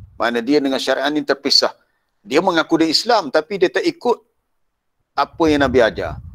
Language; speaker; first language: Malay; native; Malay